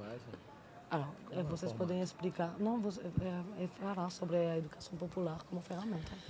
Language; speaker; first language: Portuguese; non-native, fluent; French